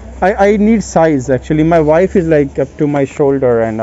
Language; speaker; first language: English; non-native, fluent; Urdu